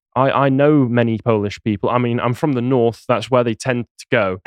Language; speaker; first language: English; native; English